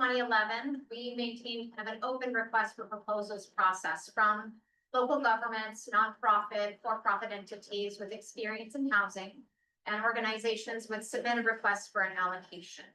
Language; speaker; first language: English; native; English